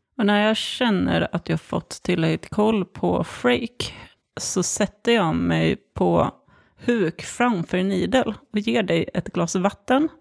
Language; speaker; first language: Swedish; native; Swedish